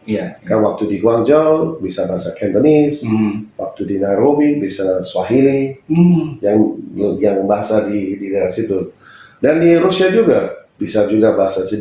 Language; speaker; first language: Indonesian; non-native, fluent; English